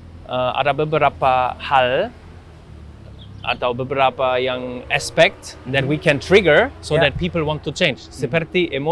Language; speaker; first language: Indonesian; non-native, fluent; German